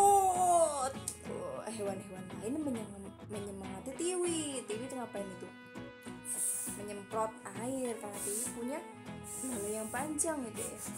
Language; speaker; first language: Indonesian; native; Indonesian